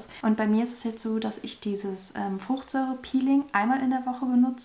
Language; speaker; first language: German; native; German